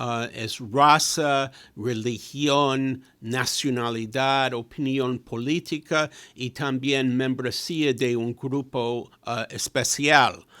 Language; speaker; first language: Spanish; non-native, fluent; English